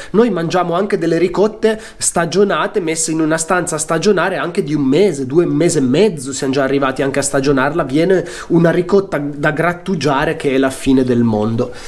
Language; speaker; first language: Italian; native; Italian